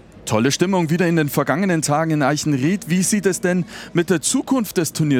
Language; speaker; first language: German; native; German